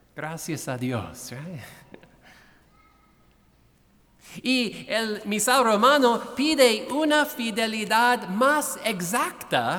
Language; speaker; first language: Spanish; non-native, fluent; English